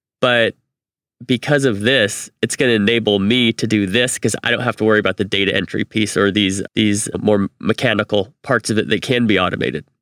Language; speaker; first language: English; native; English